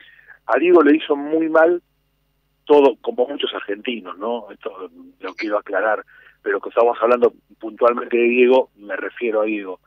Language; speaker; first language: Spanish; native; Spanish